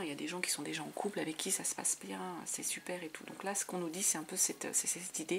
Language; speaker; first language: French; native; French